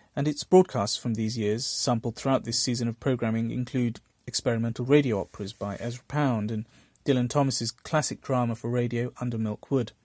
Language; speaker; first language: English; early bilingual, other home language; Bangla